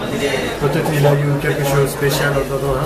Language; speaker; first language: French; non-native, learner; Nepali